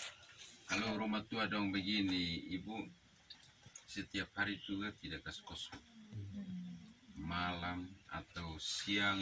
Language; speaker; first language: Indonesian; non-native, local second language; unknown